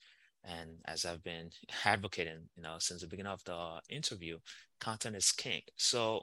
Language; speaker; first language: English; non-native, local second language; Igbo